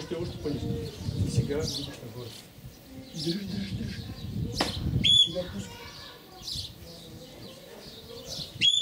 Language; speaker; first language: Bulgarian; non-native, learner; Russian